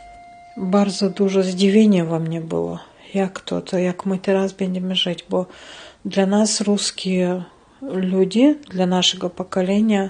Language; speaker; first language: Polish; non-native, learner; Chechen